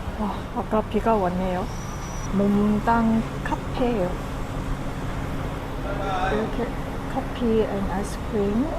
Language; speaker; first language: Korean; non-native, learner; Vietnamese